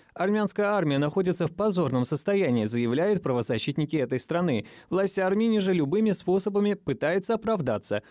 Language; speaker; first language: Russian; non-native, local second language; Azerbaijani